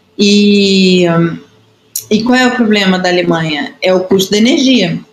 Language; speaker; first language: Portuguese; native; Portuguese